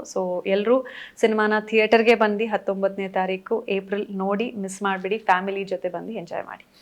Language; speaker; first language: Kannada; native; Kannada